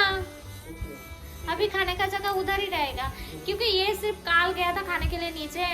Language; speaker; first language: Hindi; non-native, local second language; Bangla